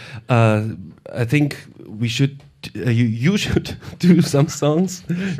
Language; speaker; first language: English; non-native, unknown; German